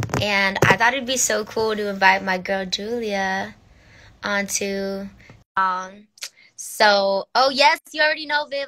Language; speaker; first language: English; early bilingual, other home language; Spanish